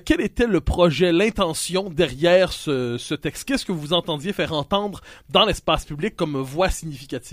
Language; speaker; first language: French; native; French